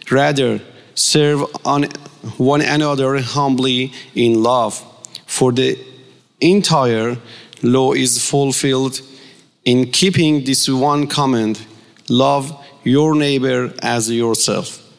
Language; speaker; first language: English; non-native, fluent; Persian